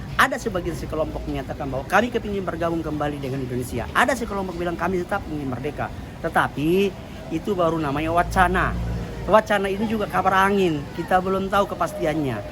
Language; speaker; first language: Indonesian; non-native, local second language; Tetum